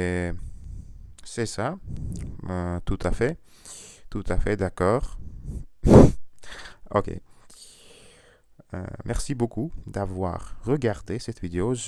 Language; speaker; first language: French; non-native, learner; Russian